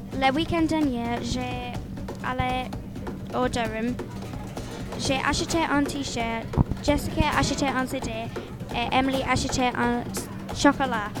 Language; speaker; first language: French; non-native, learner; English